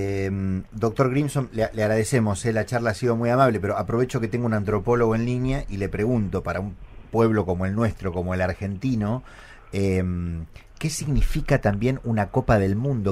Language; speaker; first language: Spanish; native; Spanish